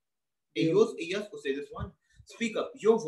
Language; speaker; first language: Spanish; non-native, fluent; Hindi